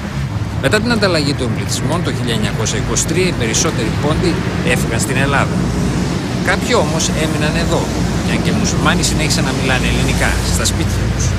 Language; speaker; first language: Greek; native; Greek